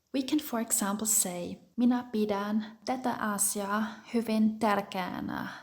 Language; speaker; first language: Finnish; non-native, fluent; German